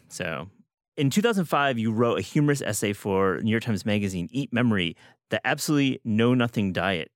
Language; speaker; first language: English; native; English